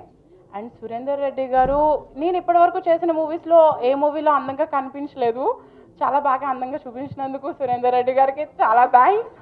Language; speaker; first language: Telugu; non-native, fluent; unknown